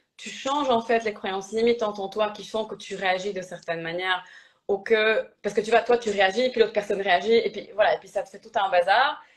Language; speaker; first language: French; early bilingual, other home language; Polish